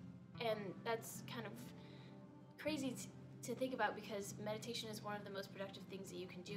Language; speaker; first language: English; native; English